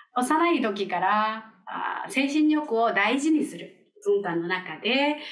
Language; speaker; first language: Japanese; non-native, fluent; Korean